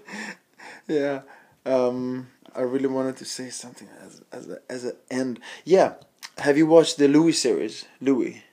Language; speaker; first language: English; non-native, fluent; Swedish